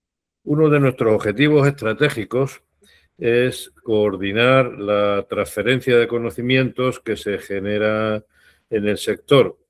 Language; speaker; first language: Spanish; native; Spanish